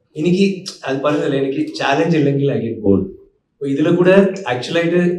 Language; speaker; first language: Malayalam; non-native, learner; Tamil